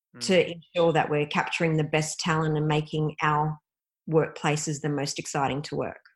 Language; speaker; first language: English; native; English